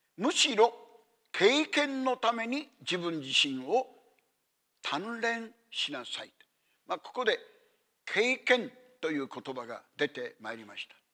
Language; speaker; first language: Japanese; native; Japanese